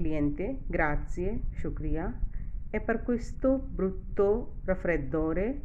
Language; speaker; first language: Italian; non-native, fluent; Urdu